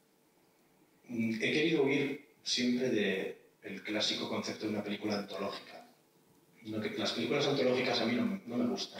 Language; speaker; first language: Spanish; native; Spanish